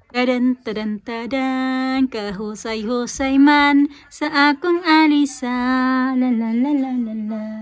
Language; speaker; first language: Filipino; native; Filipino